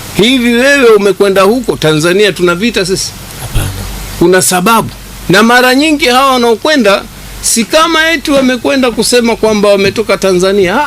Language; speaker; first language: Swahili; native; Swahili